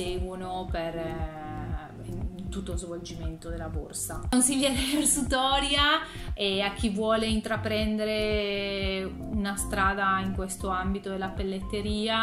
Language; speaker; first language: Italian; non-native, fluent; Spanish